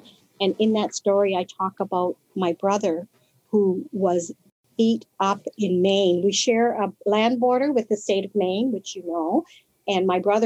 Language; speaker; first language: English; native; English